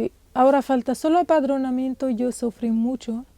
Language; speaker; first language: Spanish; non-native, learner; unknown